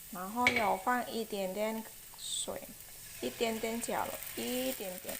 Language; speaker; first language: Chinese; non-native, learner; Indonesian